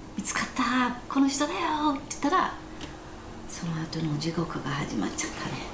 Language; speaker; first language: Japanese; non-native, fluent; English